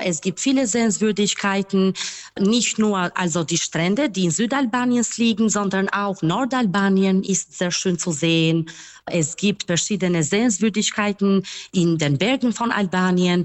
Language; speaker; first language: German; non-native, fluent; Albanian